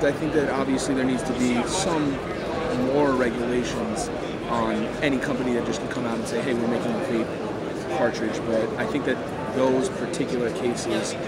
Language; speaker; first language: English; native; English